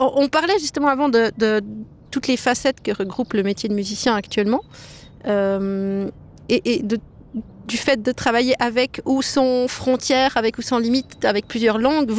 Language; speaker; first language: French; native; French